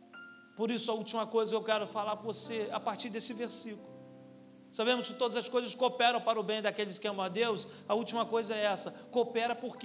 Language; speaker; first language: Portuguese; native; Portuguese